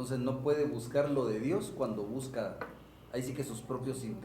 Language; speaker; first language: Spanish; native; Spanish